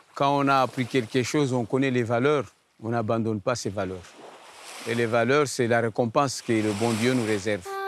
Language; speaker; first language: French; non-native, local second language; Comorian